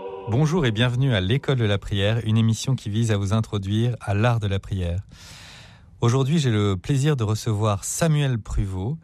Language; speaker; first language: French; native; French